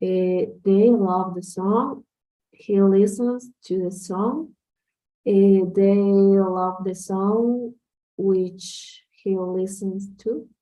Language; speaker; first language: English; non-native, learner; Spanish